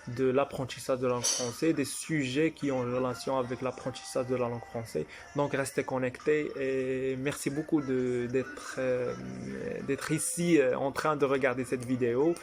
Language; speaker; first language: French; non-native, fluent; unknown